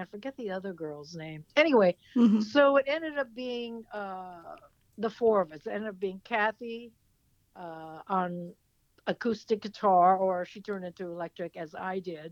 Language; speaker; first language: English; native; English